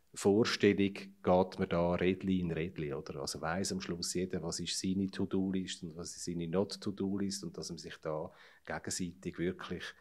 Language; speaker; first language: German; native; German